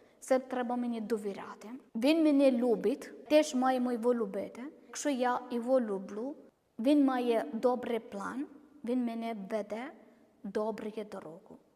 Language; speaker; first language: Ukrainian; non-native, learner; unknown